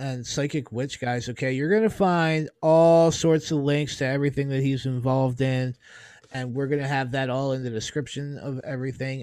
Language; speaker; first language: English; native; English